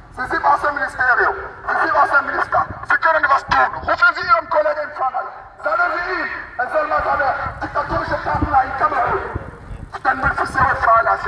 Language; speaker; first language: German; non-native, fluent; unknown